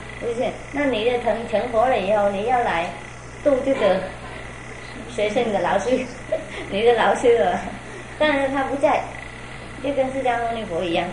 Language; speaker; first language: Chinese; non-native, fluent; Vietnamese